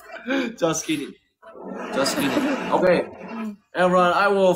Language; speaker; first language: English; non-native, learner; Chinese